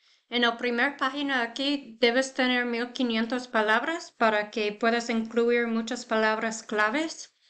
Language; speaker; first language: Spanish; non-native, learner; English